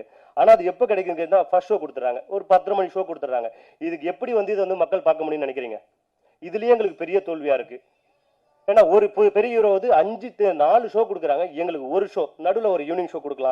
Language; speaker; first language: Tamil; native; Tamil